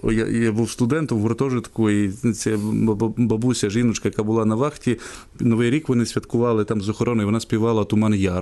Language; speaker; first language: Ukrainian; native; Ukrainian